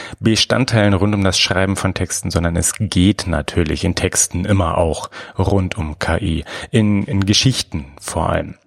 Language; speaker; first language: German; native; German